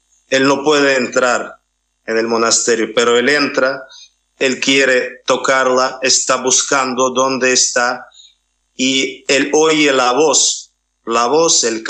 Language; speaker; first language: Spanish; non-native, fluent; Russian